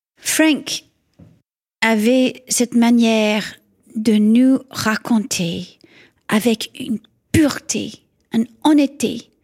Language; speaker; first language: French; non-native, fluent; English